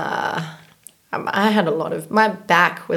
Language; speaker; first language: English; native; English